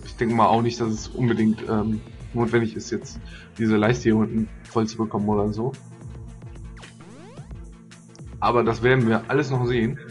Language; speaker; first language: German; native; German